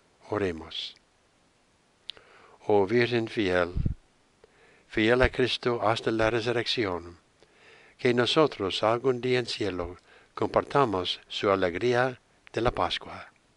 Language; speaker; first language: Spanish; non-native, fluent; English